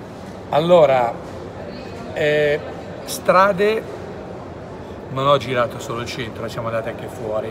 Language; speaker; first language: Italian; native; Italian